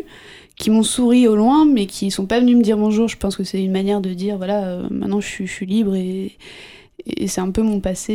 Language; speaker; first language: French; native; French